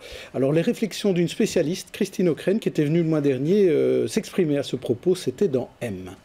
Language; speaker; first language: French; native; French